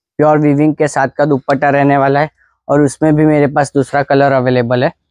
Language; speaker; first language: Hindi; non-native, local second language; Gujarati